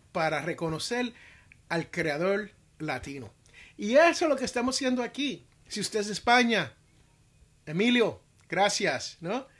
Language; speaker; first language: Spanish; native; Spanish